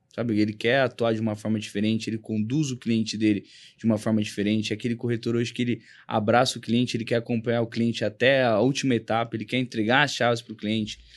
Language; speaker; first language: Portuguese; native; Portuguese